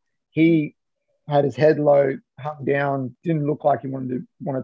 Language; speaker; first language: English; native; English